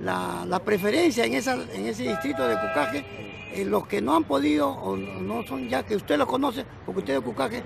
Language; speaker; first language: Spanish; native; Spanish